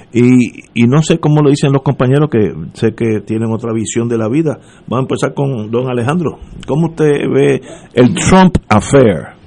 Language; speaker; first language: Spanish; early bilingual, heritage; Spanish